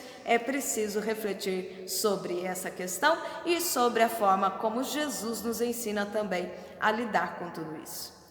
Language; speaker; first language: Portuguese; native; Portuguese